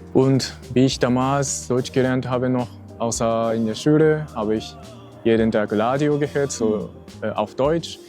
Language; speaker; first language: German; non-native, fluent; Japanese